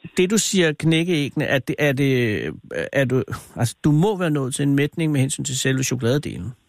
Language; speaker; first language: Danish; native; Danish